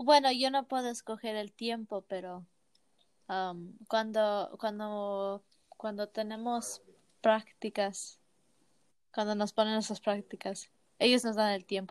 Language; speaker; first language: Spanish; early bilingual, heritage; Spanish